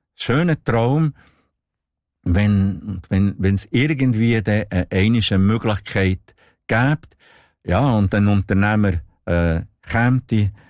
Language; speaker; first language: German; non-native, local second language; Italian